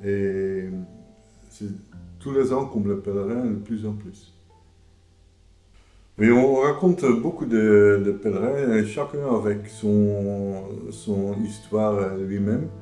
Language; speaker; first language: French; non-native, fluent; Dutch